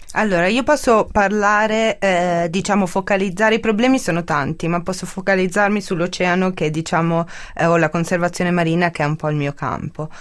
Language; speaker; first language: Italian; native; Italian